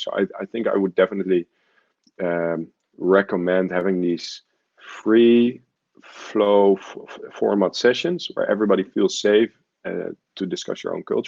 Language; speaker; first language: English; non-native, fluent; Dutch